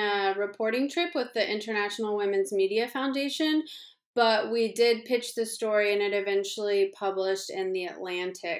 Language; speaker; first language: English; native; English